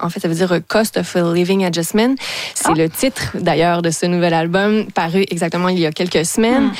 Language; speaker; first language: French; native; French